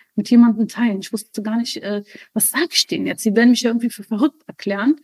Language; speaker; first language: German; early bilingual, other home language; Arabic